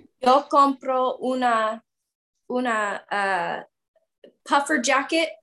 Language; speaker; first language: Spanish; non-native, learner; English